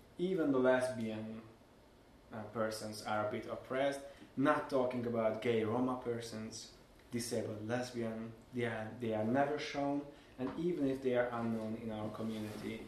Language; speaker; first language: English; non-native, fluent; Hungarian